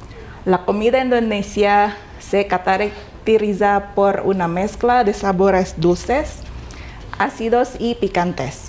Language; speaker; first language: Spanish; non-native, fluent; Indonesian